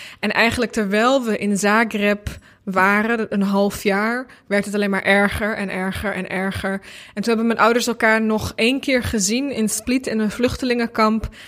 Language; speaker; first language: Dutch; early bilingual, other home language; Bosnian